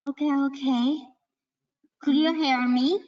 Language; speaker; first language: English; non-native, learner; Chinese